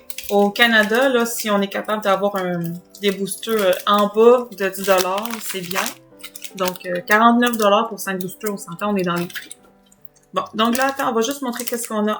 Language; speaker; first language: French; native; French